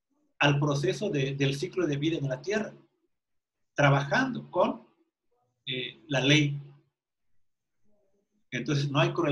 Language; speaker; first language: Spanish; native; Spanish